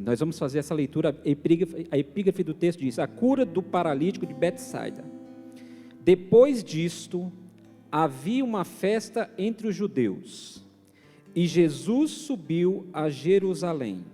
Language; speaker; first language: Portuguese; native; Portuguese